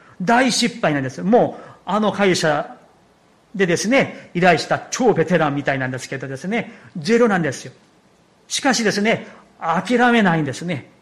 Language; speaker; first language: Japanese; non-native, fluent; Korean